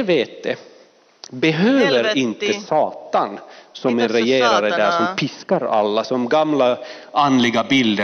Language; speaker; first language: Swedish; non-native, fluent; Finnish